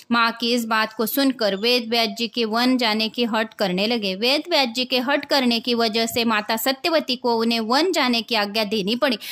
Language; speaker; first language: Hindi; non-native, local second language; Marathi